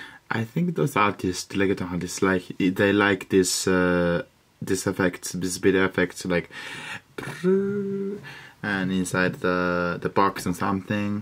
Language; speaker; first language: English; non-native, fluent; Japanese